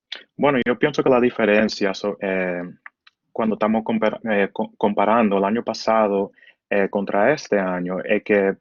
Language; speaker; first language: Spanish; early bilingual, heritage; Spanish